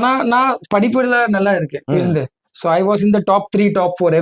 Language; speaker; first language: Tamil; early bilingual, heritage; Tamil